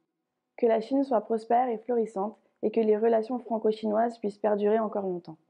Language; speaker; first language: French; native; French